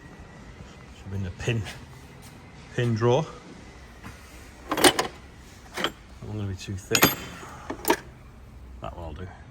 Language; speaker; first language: English; native; English